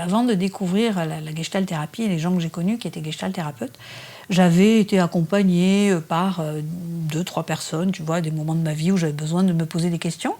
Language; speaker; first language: French; native; French